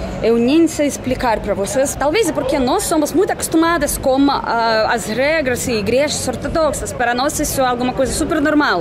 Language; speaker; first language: Portuguese; non-native, fluent; Russian